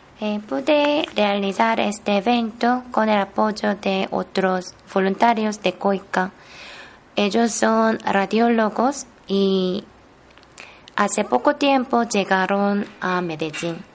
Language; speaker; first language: Spanish; non-native, fluent; Korean